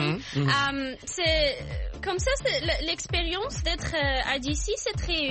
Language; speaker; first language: French; non-native, learner; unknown